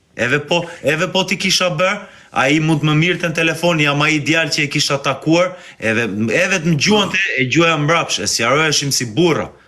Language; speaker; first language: Albanian; early bilingual, heritage; Albanian